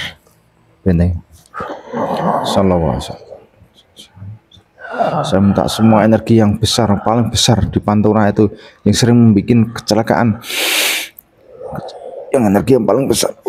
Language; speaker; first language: Indonesian; native; Indonesian